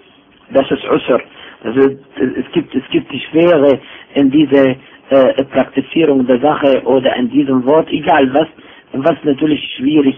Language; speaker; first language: German; non-native, fluent; Arabic